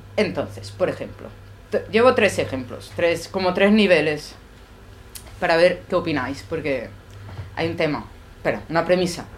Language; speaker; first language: Spanish; non-native, fluent; Italian